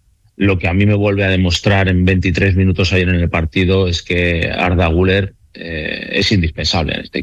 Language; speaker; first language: Spanish; native; Spanish